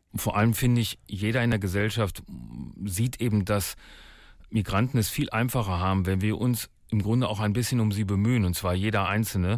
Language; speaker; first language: German; native; German